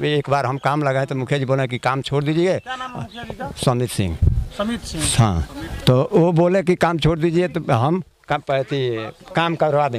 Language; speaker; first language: Hindi; native; Hindi